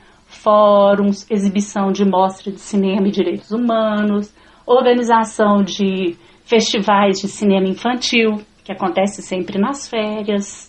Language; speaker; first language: Portuguese; native; Portuguese